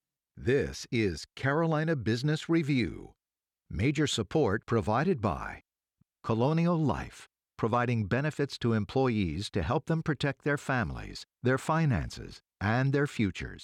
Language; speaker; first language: English; native; English